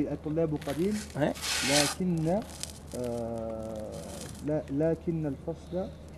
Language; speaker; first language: Arabic; non-native, learner; French